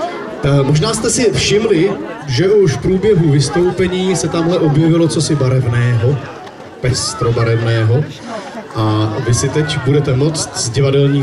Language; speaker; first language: Czech; native; Czech